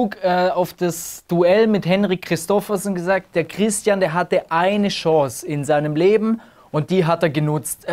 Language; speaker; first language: German; native; German